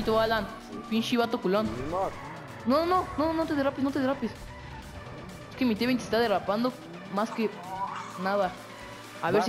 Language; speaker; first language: Spanish; native; Spanish